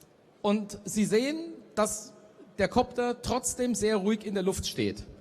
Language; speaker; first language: German; native; German